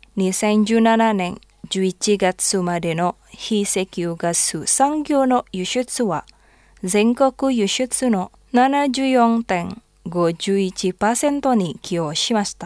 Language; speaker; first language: Japanese; non-native, fluent; Indonesian